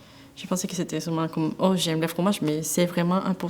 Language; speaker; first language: French; non-native, fluent; Spanish